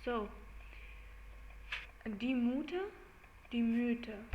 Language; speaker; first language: German; non-native, learner; English